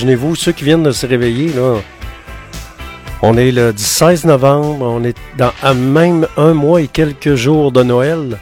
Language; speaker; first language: French; native; French